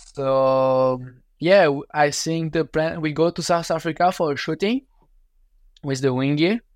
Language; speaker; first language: English; non-native, learner; French